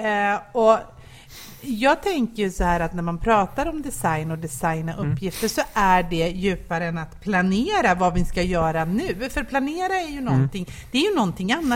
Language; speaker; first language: Swedish; native; Swedish